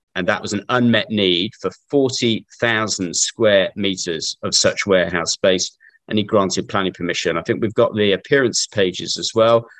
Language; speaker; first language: English; native; English